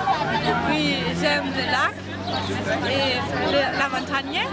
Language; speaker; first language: French; non-native, learner; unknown